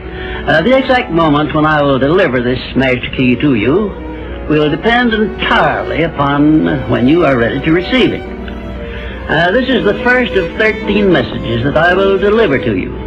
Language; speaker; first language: English; native; English